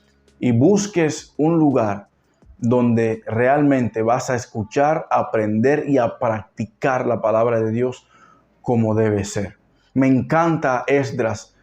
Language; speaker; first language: Spanish; native; Spanish